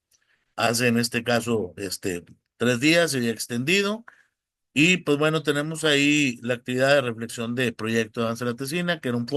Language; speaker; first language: Spanish; native; Spanish